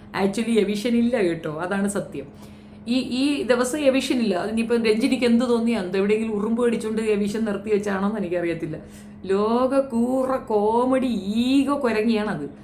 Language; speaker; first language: Malayalam; native; Malayalam